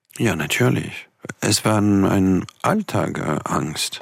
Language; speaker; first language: German; non-native, fluent; French